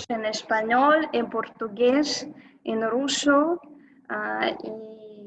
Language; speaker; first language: Spanish; non-native, fluent; Russian